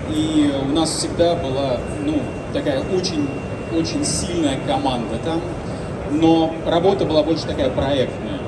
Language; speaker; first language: Russian; native; Russian